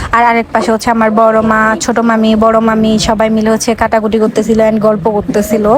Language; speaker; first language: Bangla; native; Bangla